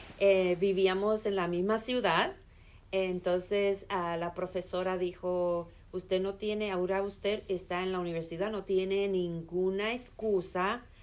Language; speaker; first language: Spanish; early bilingual, heritage; Spanish